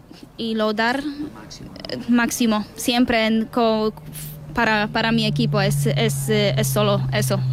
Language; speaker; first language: Spanish; non-native, learner; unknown